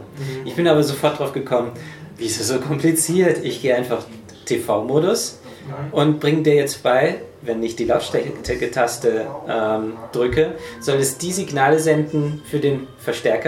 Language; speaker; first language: German; native; German